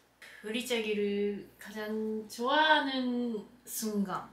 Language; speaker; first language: Korean; non-native, learner; Japanese